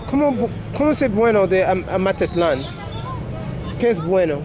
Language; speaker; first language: Spanish; non-native, learner; English